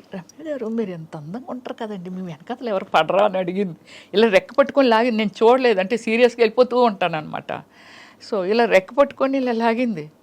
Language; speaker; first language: Telugu; native; Telugu